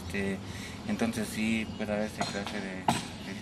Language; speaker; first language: Spanish; native; Spanish